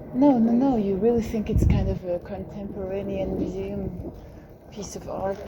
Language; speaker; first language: English; non-native, fluent; French